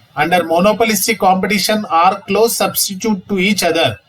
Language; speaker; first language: English; non-native, local second language; Telugu